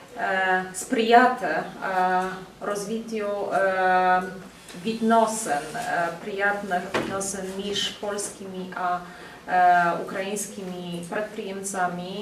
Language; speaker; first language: Ukrainian; non-native, fluent; Polish